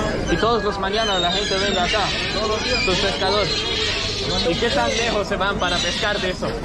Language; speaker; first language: Spanish; non-native, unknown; Danish